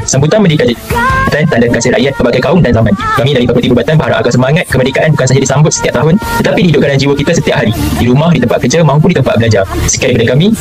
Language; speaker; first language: Malay; native; Malay